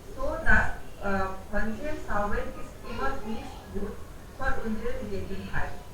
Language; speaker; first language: German; non-native, learner; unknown